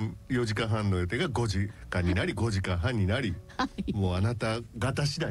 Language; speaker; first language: Japanese; native; Japanese